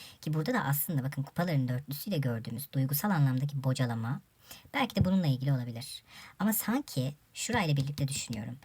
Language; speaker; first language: Turkish; native; Turkish